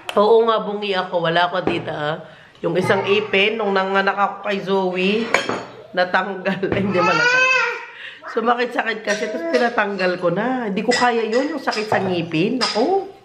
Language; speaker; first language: Filipino; non-native, local second language; Pampanga